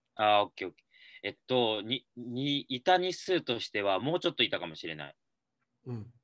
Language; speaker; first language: Japanese; native; Japanese